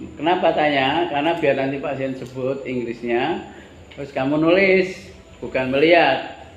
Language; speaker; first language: Indonesian; native; Indonesian